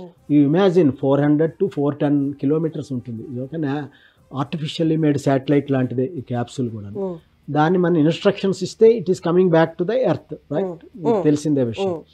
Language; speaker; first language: Telugu; native; Telugu